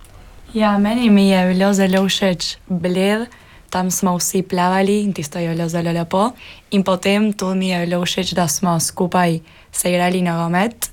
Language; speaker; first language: Slovenian; early bilingual, heritage; Spanish